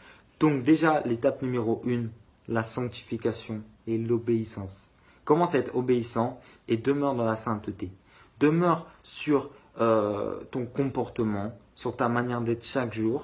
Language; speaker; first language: French; native; French